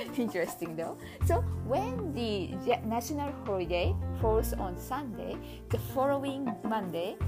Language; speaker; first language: English; non-native, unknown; Japanese